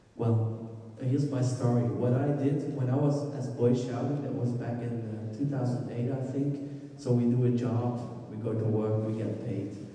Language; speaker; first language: English; non-native, fluent; Dutch